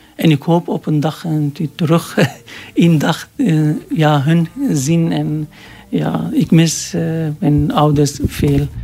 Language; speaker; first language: Dutch; non-native, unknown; Arabic